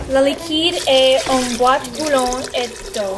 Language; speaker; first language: French; non-native, learner; English